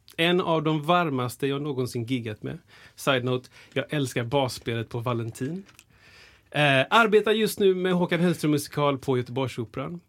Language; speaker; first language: Swedish; early bilingual, other home language; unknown